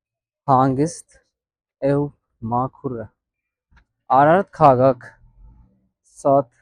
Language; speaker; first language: Armenian; non-native, learner; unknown